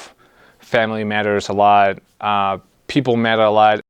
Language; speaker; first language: English; early bilingual, other home language; Spanish